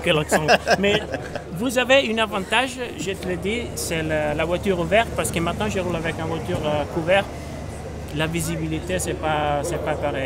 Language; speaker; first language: French; non-native, fluent; Italian